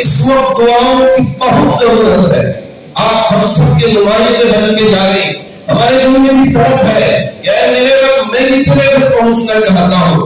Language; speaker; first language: Urdu; native; Urdu